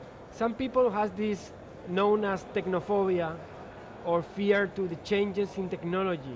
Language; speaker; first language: English; non-native, fluent; Spanish